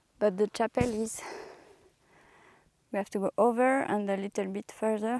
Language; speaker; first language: English; non-native, fluent; French